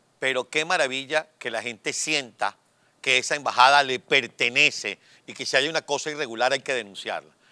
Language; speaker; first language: Spanish; native; Spanish